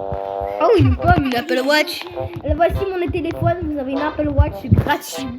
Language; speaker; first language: French; native; French